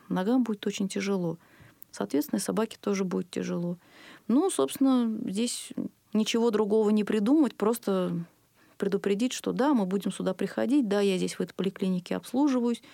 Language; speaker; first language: Russian; native; Russian